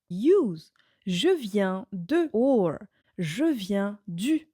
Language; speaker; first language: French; non-native, fluent; English